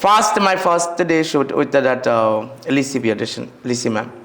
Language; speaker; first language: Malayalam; non-native, learner; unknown